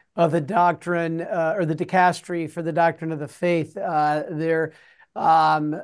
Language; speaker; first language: English; native; English